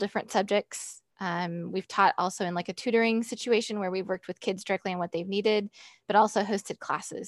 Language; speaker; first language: English; native; English